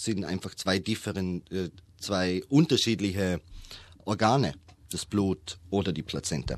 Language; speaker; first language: German; native; German